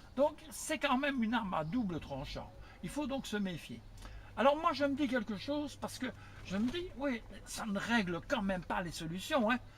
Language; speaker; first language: French; native; French